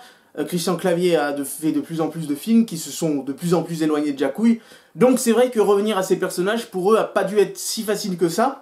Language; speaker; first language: French; native; French